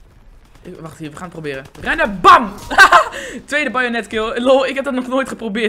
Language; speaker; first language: Dutch; native; Dutch